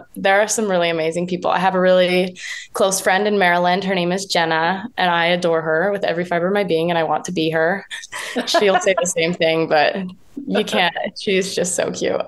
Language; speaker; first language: English; native; English